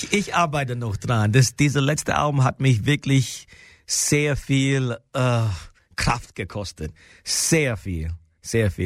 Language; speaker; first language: German; non-native, fluent; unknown